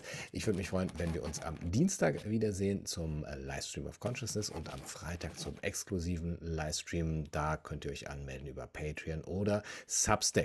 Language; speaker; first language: German; native; German